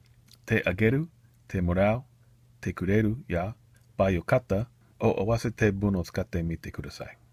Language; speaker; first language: Japanese; non-native, learner; English